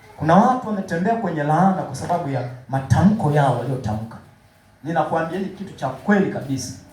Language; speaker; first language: Swahili; native; Swahili